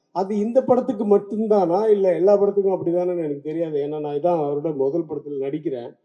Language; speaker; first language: Tamil; native; Tamil